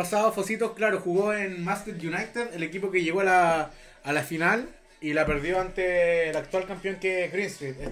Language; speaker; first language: Spanish; native; Spanish